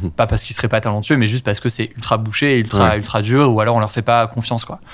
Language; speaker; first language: French; native; French